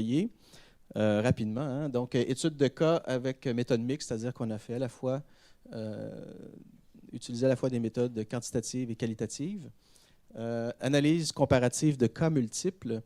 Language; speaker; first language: French; native; French